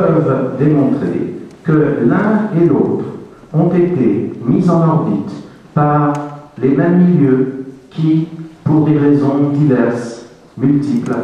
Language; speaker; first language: French; native; French